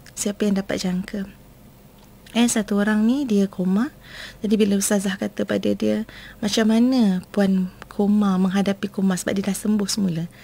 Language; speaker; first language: Malay; native; Malay